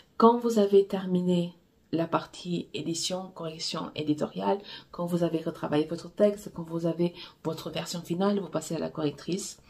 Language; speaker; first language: French; non-native, fluent; Portuguese